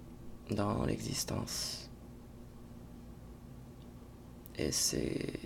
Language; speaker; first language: French; non-native, fluent; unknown